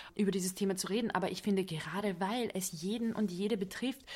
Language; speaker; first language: German; non-native, fluent; Hungarian